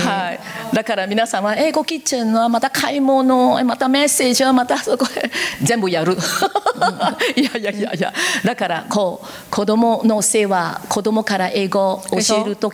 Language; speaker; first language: Japanese; non-native, learner; Korean